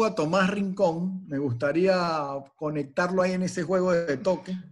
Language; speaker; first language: Spanish; native; Spanish